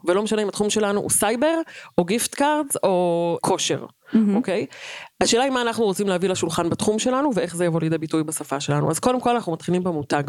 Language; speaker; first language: Hebrew; native; Hebrew